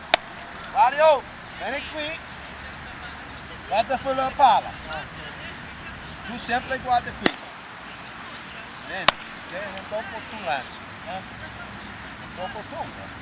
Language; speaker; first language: Italian; non-native, learner; English